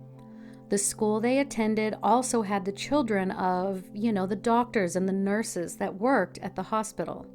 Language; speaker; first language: English; native; English